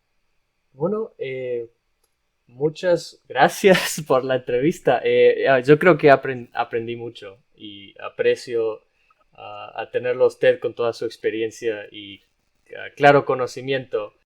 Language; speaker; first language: Spanish; non-native, fluent; English